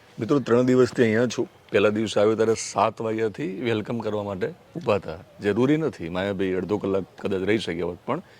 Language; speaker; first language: Gujarati; native; Gujarati